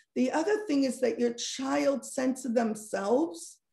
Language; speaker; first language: English; native; English